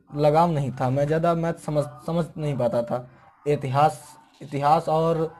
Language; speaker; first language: Hindi; native; Hindi